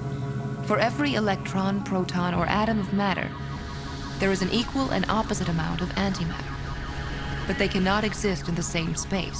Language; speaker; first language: English; native; English